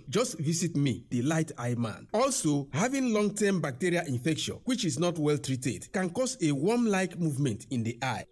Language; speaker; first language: Nigerian Pidgin; non-native, local second language; Yoruba